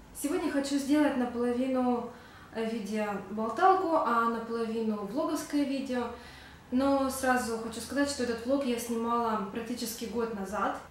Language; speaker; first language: Russian; native; Russian